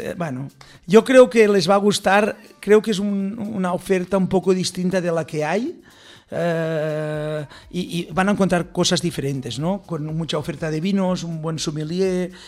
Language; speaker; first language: Spanish; non-native, local second language; Catalan